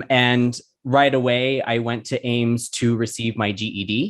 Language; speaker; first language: English; native; English